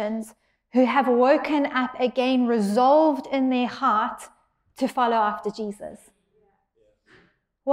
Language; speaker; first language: English; native; English